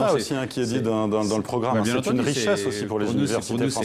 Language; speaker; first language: French; native; French